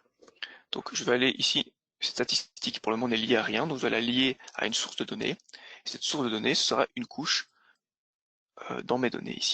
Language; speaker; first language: French; native; French